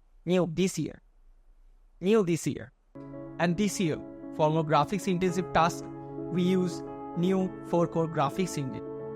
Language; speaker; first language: English; non-native, local second language; Bangla